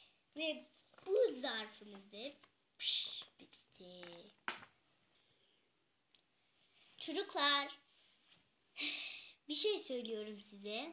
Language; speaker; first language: Turkish; non-native, learner; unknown